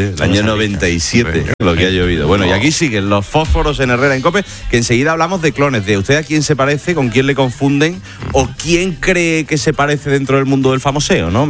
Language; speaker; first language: Spanish; native; Spanish